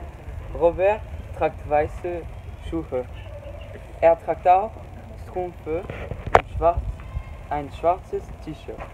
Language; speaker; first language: German; non-native, learner; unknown